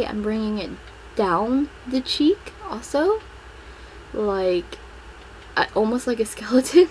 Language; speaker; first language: English; native; English